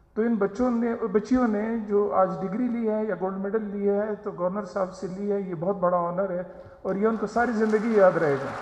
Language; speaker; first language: Urdu; non-native, local second language; Pashto